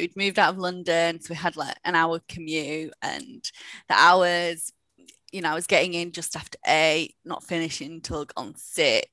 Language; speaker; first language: English; native; English